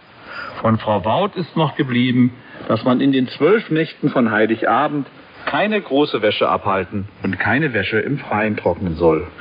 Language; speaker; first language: German; native; German